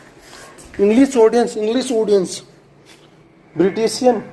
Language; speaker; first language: English; non-native, learner; Hindi